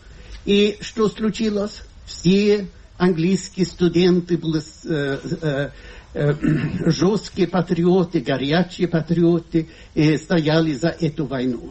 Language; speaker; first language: Russian; non-native, fluent; Swedish